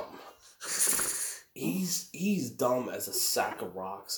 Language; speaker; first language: English; native; English